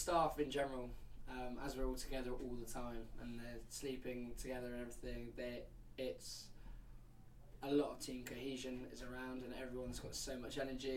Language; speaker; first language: English; native; English